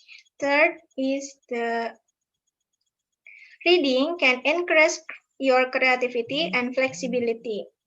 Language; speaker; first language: English; non-native, learner; Indonesian